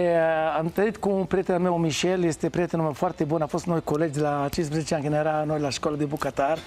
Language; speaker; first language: Romanian; non-native, fluent; Hebrew